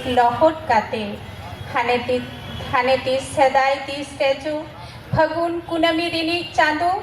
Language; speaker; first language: Bangla; non-native, local second language; Santali